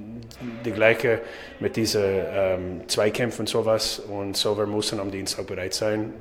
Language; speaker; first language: German; non-native, learner; English